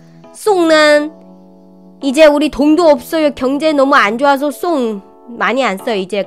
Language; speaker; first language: Korean; non-native, fluent; Chinese